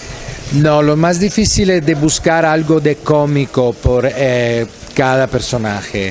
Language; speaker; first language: Spanish; non-native, fluent; Italian